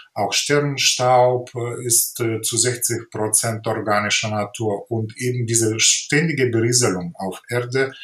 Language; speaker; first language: German; non-native, fluent; Ukrainian